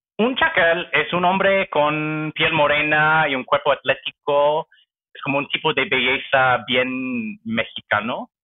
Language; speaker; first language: Spanish; non-native, fluent; English